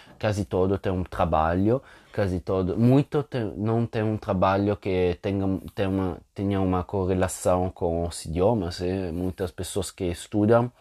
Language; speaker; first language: Portuguese; non-native, fluent; Italian